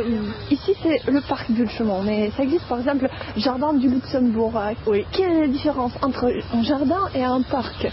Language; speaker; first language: French; non-native, fluent; Russian